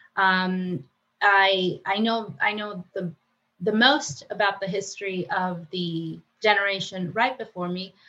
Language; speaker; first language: English; non-native, fluent; Spanish